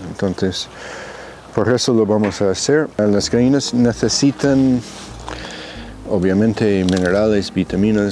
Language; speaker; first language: Spanish; non-native, fluent; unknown